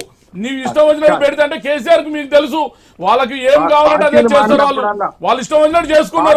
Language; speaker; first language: Telugu; native; Telugu